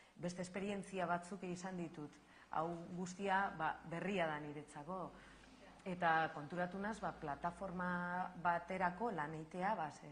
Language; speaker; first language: Basque; native; Basque